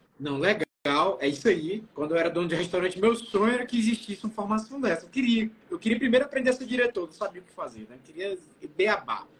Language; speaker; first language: Portuguese; native; Portuguese